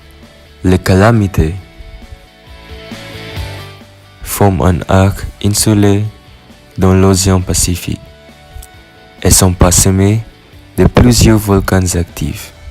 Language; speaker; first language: French; non-native, learner; Filipino